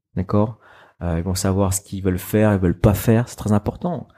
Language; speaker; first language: French; native; French